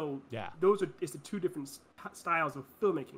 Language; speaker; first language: English; native; English